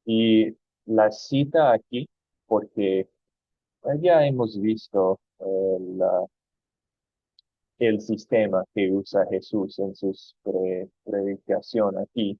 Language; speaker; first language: Spanish; non-native, fluent; English